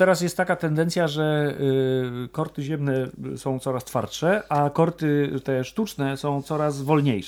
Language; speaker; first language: Polish; native; Polish